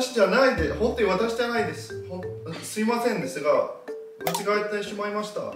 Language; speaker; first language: Japanese; non-native, learner; English